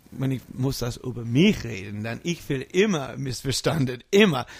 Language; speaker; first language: German; non-native, learner; English